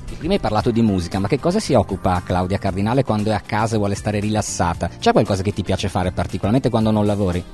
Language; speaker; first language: Italian; native; Italian